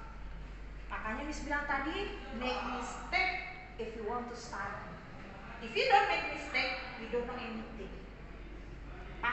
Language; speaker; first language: English; non-native, learner; Indonesian